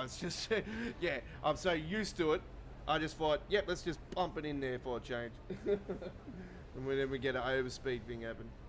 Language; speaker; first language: English; native; English